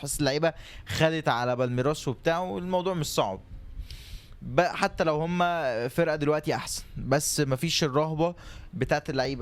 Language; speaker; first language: Arabic; native; Arabic